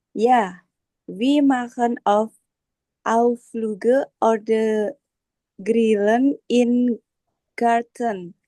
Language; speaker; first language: German; non-native, learner; Indonesian